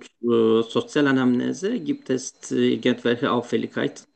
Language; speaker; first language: German; non-native, learner; Turkish